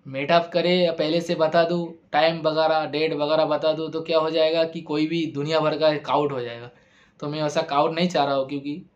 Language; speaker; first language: Hindi; non-native, local second language; Bangla